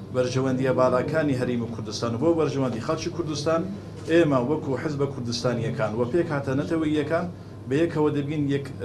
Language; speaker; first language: Central Kurdish; non-native, local second language; Turkish